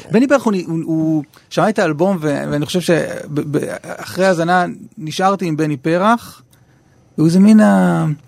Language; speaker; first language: Hebrew; native; Hebrew